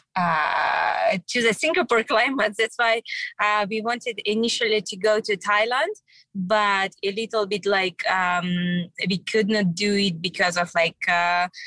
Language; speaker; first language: English; non-native, learner; Russian